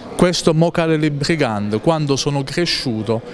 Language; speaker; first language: Italian; native; Italian